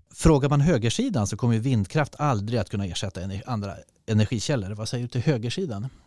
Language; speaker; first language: Swedish; native; Swedish